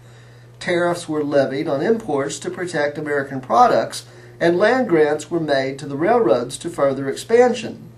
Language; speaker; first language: English; native; English